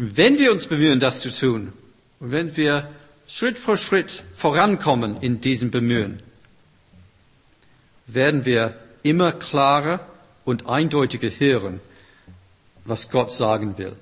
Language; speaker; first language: German; non-native, fluent; English